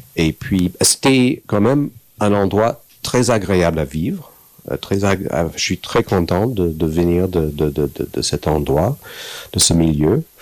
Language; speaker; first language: French; non-native, fluent; English